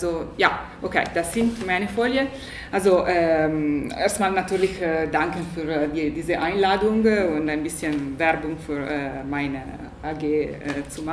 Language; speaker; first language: German; non-native, learner; Italian